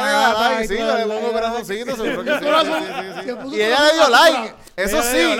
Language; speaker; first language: Spanish; native; Spanish